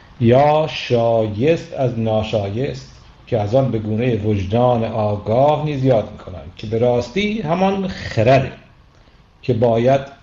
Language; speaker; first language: Persian; native; Persian